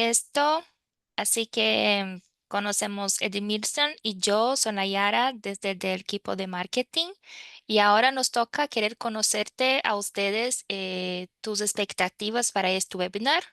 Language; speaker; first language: Spanish; non-native, fluent; Portuguese